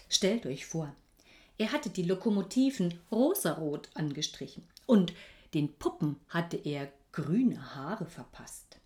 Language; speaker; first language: German; native; German